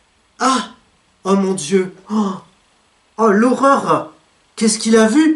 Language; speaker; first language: French; native; French